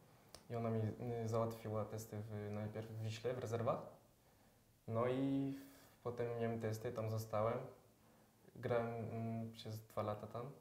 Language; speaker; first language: Polish; early bilingual, heritage; French